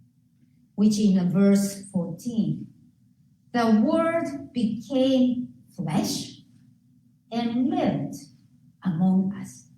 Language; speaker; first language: English; non-native, fluent; Japanese